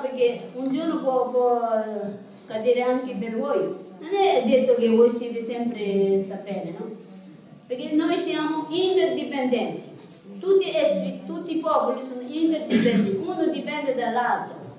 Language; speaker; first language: Italian; non-native, learner; Tibetan